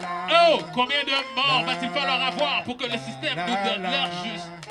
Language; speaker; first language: French; native; French